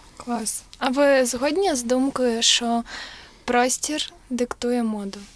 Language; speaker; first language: Ukrainian; native; Ukrainian